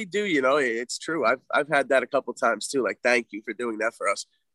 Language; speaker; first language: English; native; English